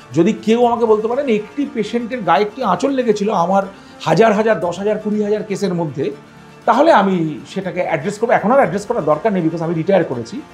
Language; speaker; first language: Bangla; native; Bangla